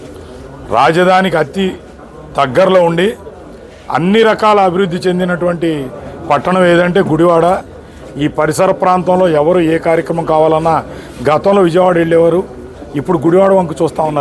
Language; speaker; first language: Telugu; native; Telugu